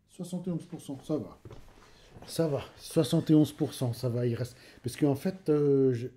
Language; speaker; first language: French; native; French